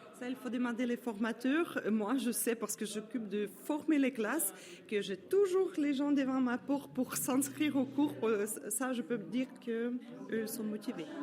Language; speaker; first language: French; non-native, fluent; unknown